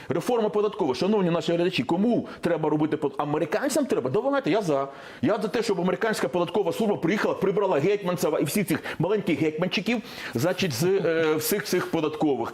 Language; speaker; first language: Ukrainian; non-native, local second language; Russian